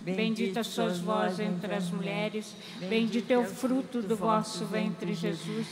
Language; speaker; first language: Portuguese; native; Portuguese